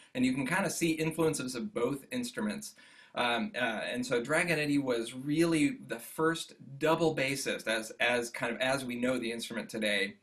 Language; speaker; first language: English; native; English